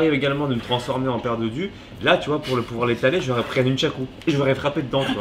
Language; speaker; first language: French; native; French